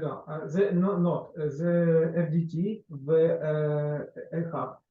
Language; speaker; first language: Hebrew; non-native, learner; Russian